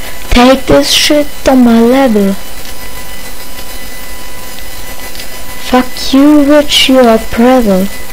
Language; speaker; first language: English; non-native, learner; German